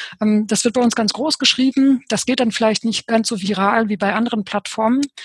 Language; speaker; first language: German; early bilingual, other home language; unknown